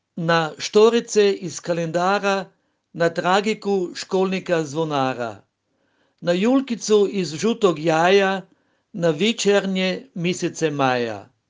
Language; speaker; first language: Croatian; native; Croatian